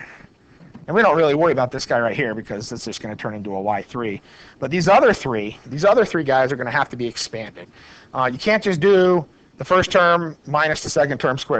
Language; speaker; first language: English; native; English